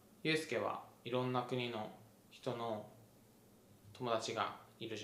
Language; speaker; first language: Japanese; native; Japanese